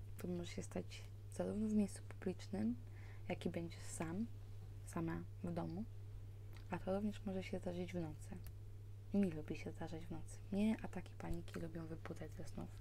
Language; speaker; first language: Polish; early bilingual, heritage; Polish